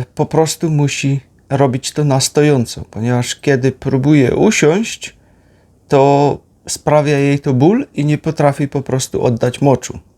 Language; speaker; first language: Polish; native; Polish